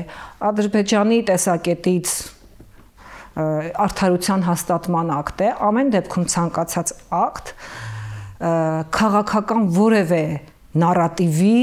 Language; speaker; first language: Armenian; native; Armenian